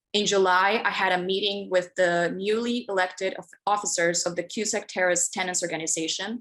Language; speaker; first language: English; early bilingual, other home language; Spanish